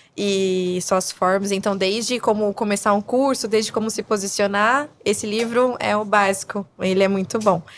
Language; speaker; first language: Portuguese; native; Portuguese